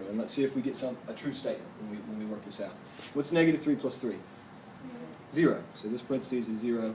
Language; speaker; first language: English; native; English